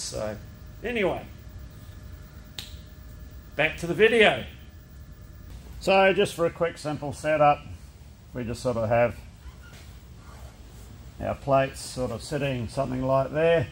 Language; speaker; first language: English; native; English